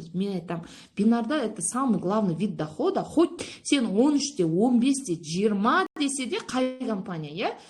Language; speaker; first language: Russian; non-native, local second language; Kazakh